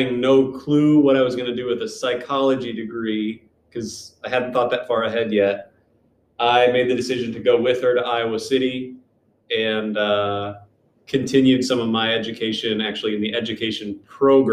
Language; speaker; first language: English; native; English